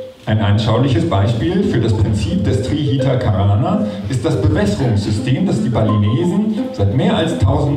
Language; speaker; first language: German; native; German